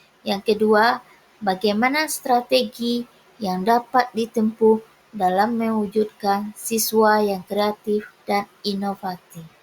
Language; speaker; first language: Indonesian; native; Indonesian